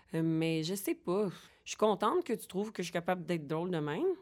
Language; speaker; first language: French; native; French